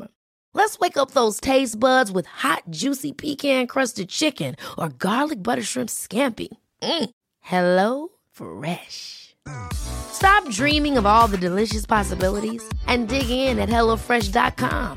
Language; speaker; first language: English; native; English